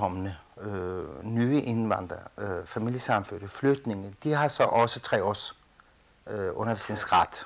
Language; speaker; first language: Danish; early bilingual, other home language; Kurdish